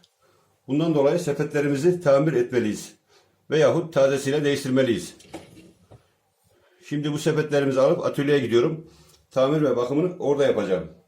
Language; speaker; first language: Turkish; native; Turkish